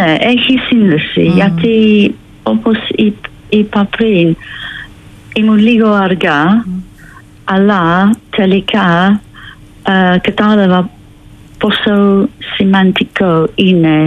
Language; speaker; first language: Greek; non-native, learner; English